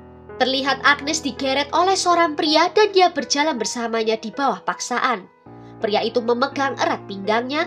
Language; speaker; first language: Indonesian; native; Indonesian